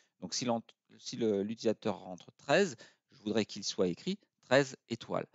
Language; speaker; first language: French; native; French